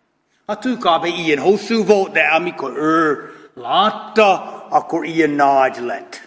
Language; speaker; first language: Hungarian; non-native, fluent; English